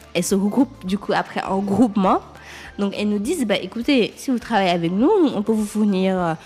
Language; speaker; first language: French; non-native, local second language; Wolof